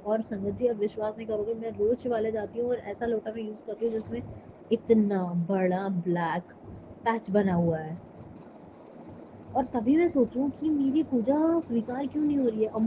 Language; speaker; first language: Hindi; native; Hindi